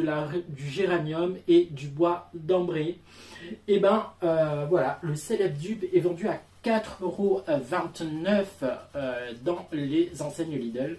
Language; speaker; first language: French; native; French